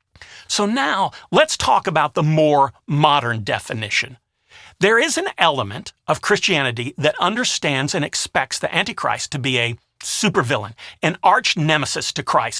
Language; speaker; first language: English; native; English